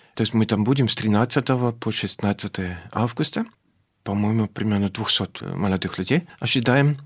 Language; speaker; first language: Russian; non-native, fluent; German